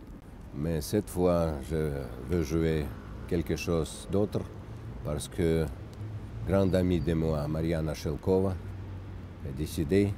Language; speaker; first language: French; non-native, learner; Russian